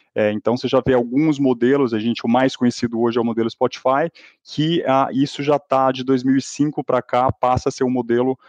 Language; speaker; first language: Portuguese; native; Portuguese